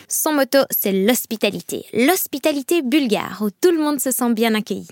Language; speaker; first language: French; native; French